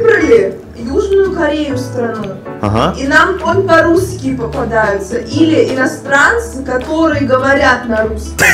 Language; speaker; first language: Russian; non-native, learner; Indonesian